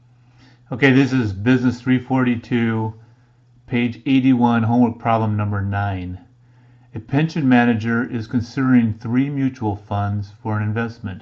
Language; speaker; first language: English; native; English